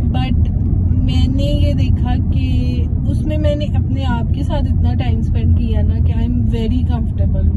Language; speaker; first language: Urdu; native; Urdu